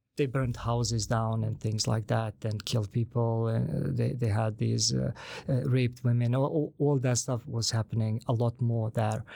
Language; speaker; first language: English; non-native, fluent; Bosnian